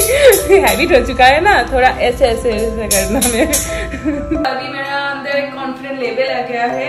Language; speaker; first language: Hindi; non-native, local second language; Bangla